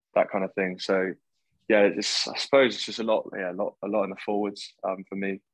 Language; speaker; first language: English; native; English